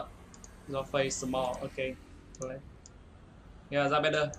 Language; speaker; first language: English; non-native, learner; Vietnamese